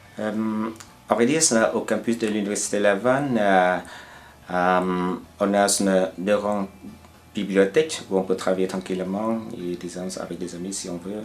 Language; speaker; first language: French; non-native, fluent; Vietnamese